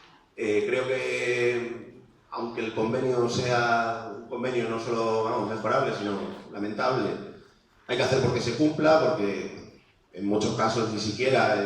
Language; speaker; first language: Spanish; native; Spanish